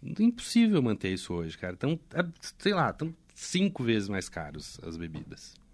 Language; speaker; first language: Portuguese; native; Portuguese